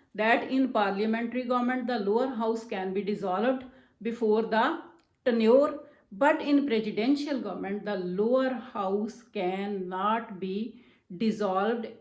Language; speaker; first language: English; non-native, local second language; Punjabi